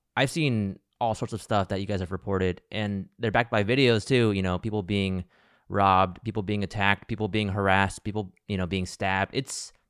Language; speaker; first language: English; native; English